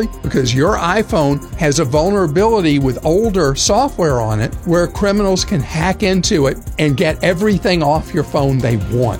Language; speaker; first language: English; native; English